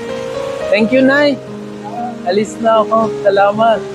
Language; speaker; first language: Filipino; non-native, learner; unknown